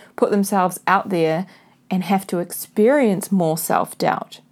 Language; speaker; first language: English; native; English